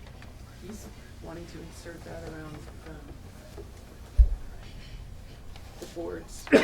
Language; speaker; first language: English; native; English